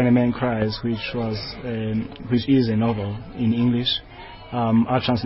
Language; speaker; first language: English; non-native, local second language; Xhosa